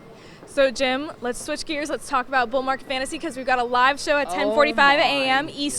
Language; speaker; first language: English; native; English